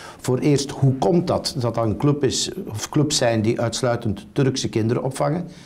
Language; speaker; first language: Dutch; native; Dutch